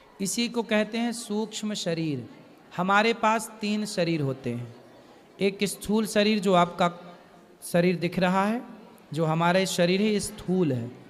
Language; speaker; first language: Hindi; native; Hindi